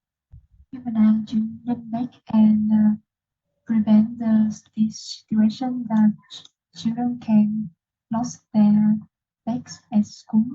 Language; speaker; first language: English; non-native, learner; Vietnamese